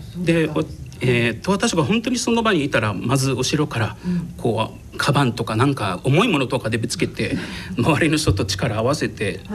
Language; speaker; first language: Japanese; non-native, fluent; Arabic